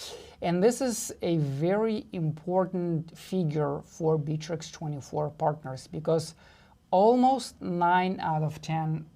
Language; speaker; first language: English; non-native, fluent; Russian